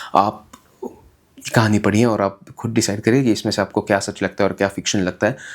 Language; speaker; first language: Hindi; non-native, local second language; Marathi